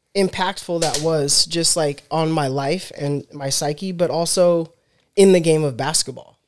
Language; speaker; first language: English; native; English